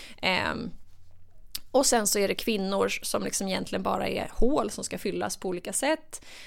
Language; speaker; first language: Swedish; native; Swedish